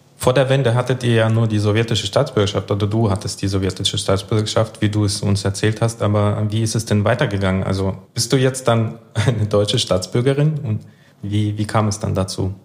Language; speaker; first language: German; early bilingual, other home language; Russian